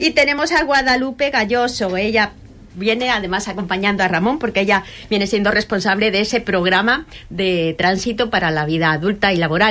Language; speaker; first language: Spanish; native; Spanish